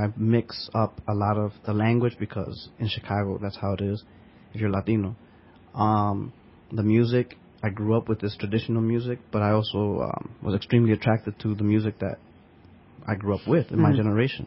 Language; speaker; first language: English; early bilingual, other home language; Spanish